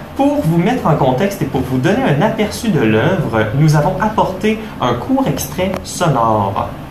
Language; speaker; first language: French; native; French